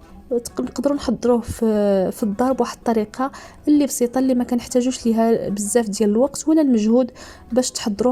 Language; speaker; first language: Arabic; native; Arabic